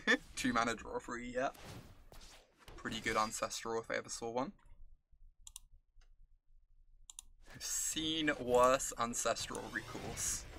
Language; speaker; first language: English; native; English